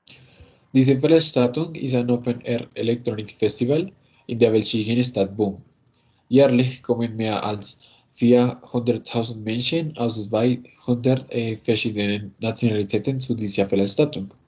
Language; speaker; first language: German; non-native, learner; Spanish